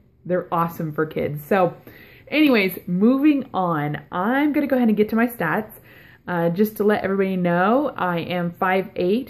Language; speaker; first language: English; native; English